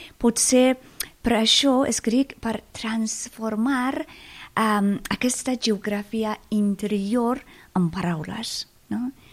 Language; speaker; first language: Catalan; non-native, fluent; Persian